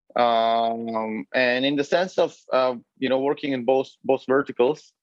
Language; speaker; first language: English; non-native, fluent; Hebrew